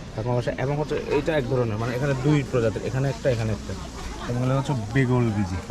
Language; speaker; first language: Bangla; non-native, local second language; Chakma